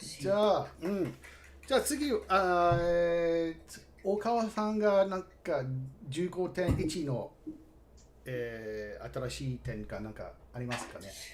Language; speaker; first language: Japanese; non-native, fluent; English